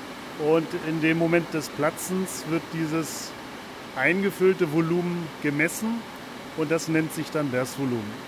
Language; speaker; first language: German; native; German